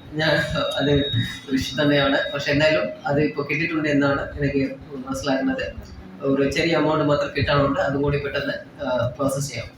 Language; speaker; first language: Malayalam; non-native, fluent; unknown